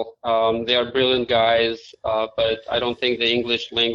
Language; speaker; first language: English; non-native, fluent; Albanian